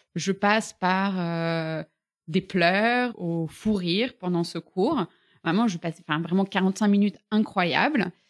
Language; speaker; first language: French; early bilingual, other home language; Bulgarian